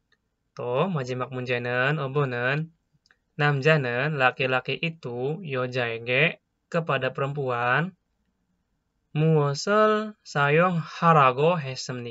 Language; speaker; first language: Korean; non-native, fluent; Indonesian